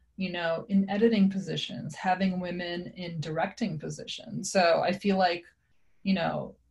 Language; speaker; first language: English; non-native, fluent; Serbian